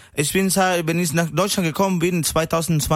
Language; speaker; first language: German; non-native, learner; Spanish